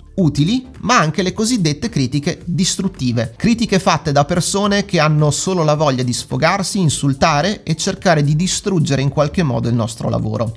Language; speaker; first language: Italian; native; Italian